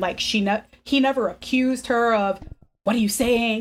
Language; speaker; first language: English; early bilingual, other home language; Spanish